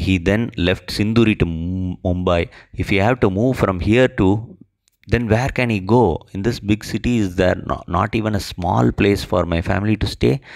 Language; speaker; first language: English; non-native, local second language; Tamil